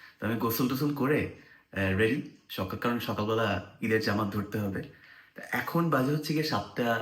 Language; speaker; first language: Bangla; native; Bangla